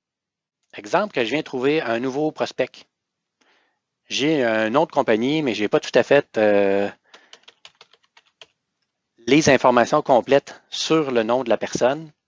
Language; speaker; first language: French; native; French